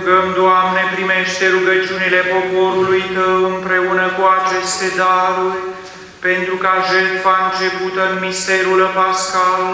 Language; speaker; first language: Romanian; native; Romanian